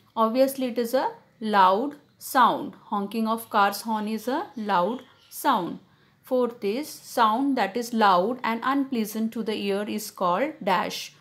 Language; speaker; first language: English; non-native, local second language; Hindi